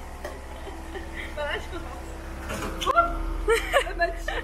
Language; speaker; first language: French; native; French